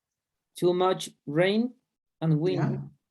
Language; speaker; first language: English; non-native, learner; Spanish